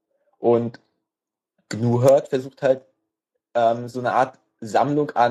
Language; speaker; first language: German; native; German